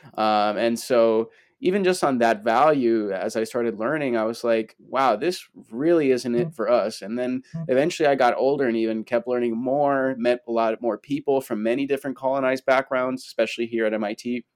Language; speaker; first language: English; early bilingual, other home language; Spanish